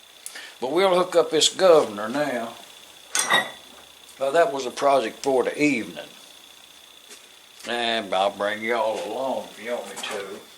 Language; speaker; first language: English; native; English